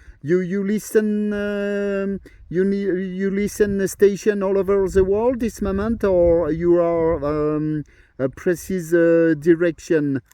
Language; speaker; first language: English; non-native, learner; French